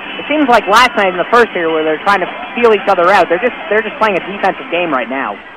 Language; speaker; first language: English; native; English